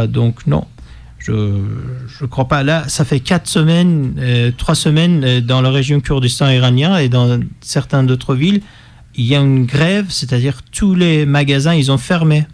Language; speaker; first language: French; non-native, fluent; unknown